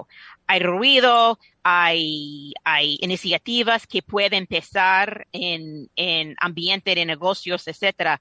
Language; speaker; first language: Spanish; non-native, fluent; English